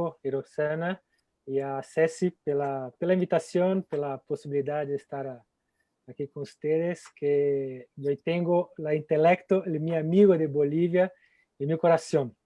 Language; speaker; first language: Spanish; non-native, fluent; Portuguese